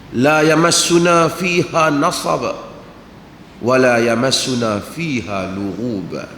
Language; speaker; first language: Malay; native; Malay